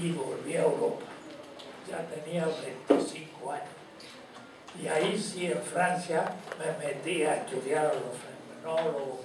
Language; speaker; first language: Spanish; native; Spanish